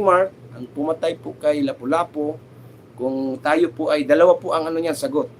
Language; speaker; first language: Filipino; native; Filipino